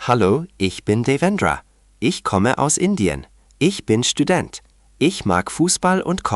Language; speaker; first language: German; non-native, learner; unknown